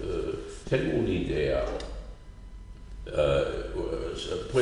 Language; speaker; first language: Spanish; non-native, fluent; English